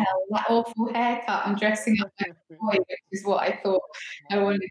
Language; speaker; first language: English; native; English